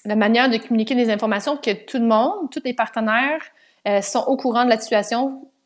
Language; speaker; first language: French; non-native, local second language; English